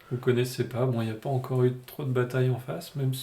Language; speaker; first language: French; native; French